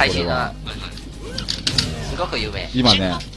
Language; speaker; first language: Japanese; non-native, learner; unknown